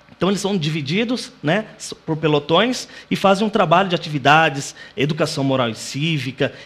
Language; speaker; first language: Portuguese; native; Portuguese